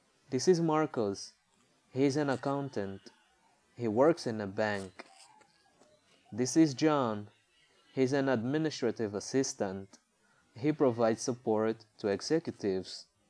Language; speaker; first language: English; non-native, fluent; Portuguese